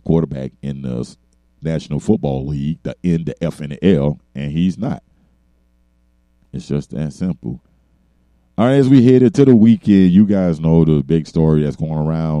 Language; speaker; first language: English; native; English